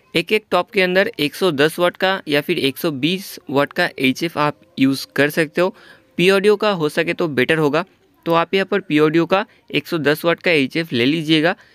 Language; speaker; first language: Hindi; non-native, local second language; Bangla